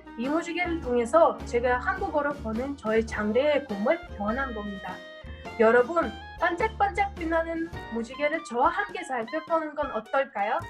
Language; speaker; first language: Korean; non-native, learner; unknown